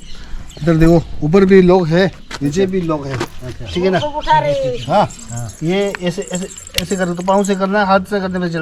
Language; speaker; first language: Hindi; non-native, local second language; Tibetan